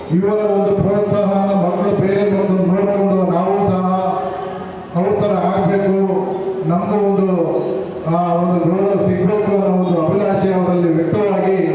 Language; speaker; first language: Kannada; non-native, local second language; Lambadi